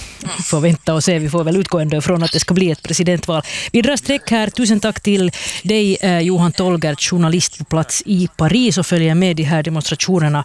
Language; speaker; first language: Swedish; native; Swedish